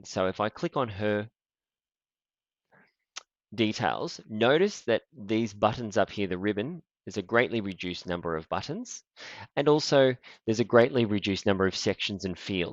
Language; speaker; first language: English; native; English